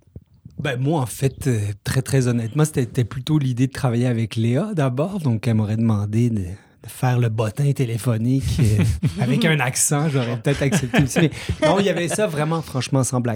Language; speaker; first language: French; native; French